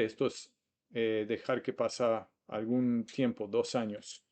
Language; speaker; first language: Spanish; non-native, fluent; English